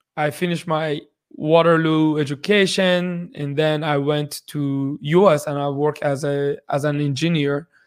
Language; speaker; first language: English; non-native, fluent; Persian